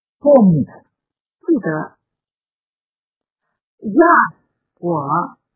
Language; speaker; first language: Russian; non-native, fluent; Chinese